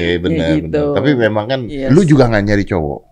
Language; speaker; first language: Indonesian; native; Indonesian